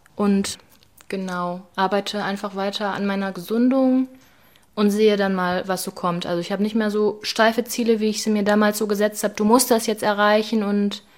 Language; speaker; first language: German; native; German